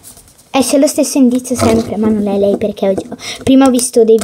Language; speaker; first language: Italian; native; Italian